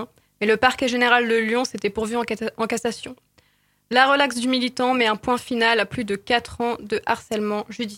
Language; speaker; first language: French; native; French